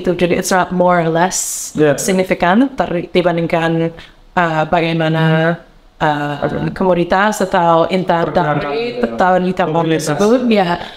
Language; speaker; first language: Indonesian; non-native, learner; English